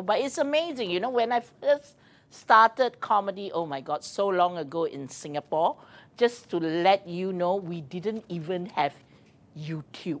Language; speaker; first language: English; non-native, local second language; Min Nan Chinese